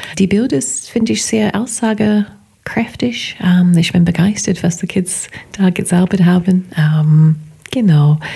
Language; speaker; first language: German; non-native, fluent; English